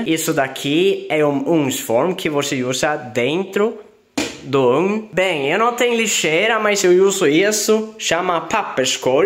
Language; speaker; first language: Portuguese; non-native, fluent; Swedish